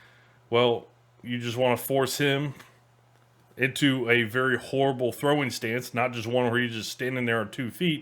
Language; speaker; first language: English; native; English